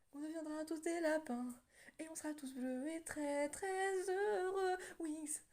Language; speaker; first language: French; native; French